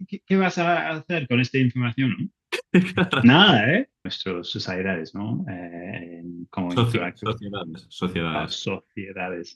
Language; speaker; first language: Spanish; non-native, learner; English